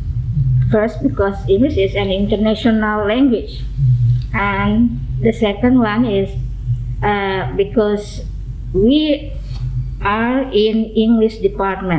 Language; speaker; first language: English; non-native, fluent; Indonesian